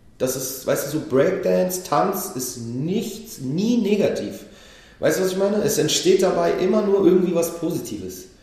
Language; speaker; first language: German; early bilingual, other home language; Hebrew